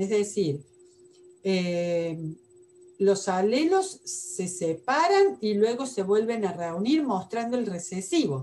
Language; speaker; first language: Spanish; native; Spanish